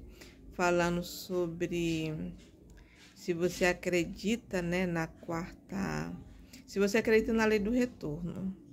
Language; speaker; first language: Portuguese; native; Portuguese